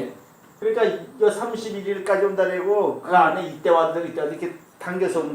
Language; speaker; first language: Korean; native; Korean